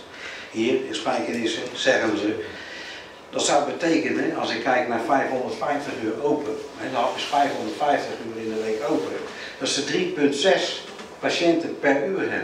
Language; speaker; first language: Dutch; native; Dutch